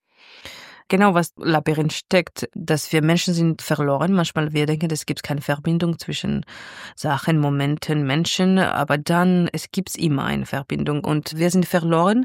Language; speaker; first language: German; non-native, fluent; Georgian